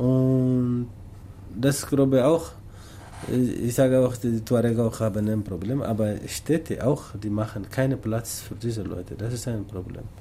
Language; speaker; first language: German; non-native, learner; Tamasheq